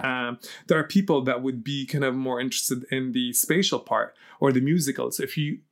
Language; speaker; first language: English; early bilingual, heritage; Arabic